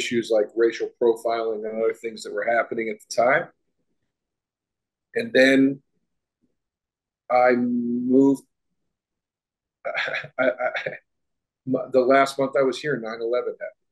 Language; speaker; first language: English; native; English